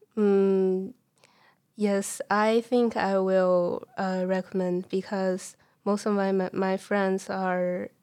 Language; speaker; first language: English; non-native, fluent; Chinese